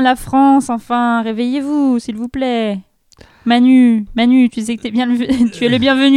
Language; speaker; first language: French; native; French